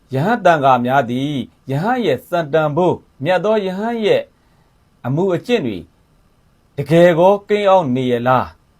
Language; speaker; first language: Burmese; native; Burmese